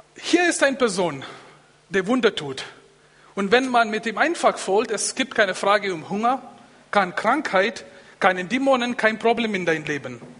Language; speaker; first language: German; non-native, fluent; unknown